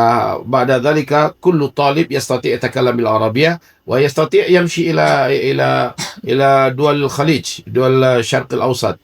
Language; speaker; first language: Arabic; non-native, fluent; Indonesian